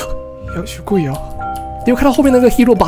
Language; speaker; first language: Chinese; native; Chinese